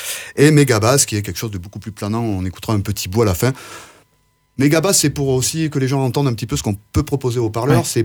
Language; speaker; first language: French; native; French